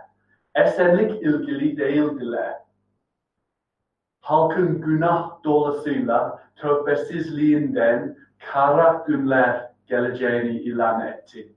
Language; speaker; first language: Turkish; non-native, fluent; English